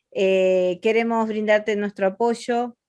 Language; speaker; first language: Spanish; native; Spanish